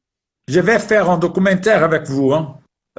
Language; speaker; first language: French; non-native, learner; Portuguese